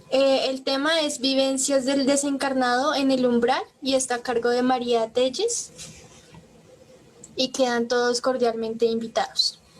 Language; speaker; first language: Spanish; native; Spanish